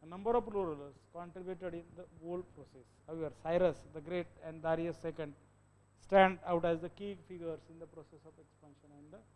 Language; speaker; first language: English; non-native, local second language; Marathi